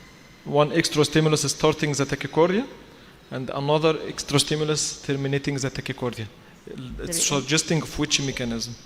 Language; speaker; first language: English; non-native, fluent; Arabic